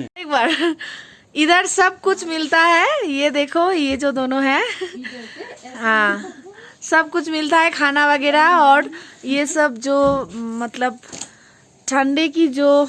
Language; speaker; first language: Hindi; non-native, local second language; Bangla